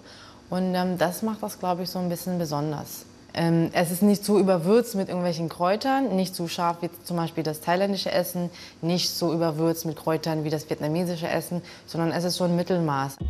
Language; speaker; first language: German; early bilingual, other home language; Filipino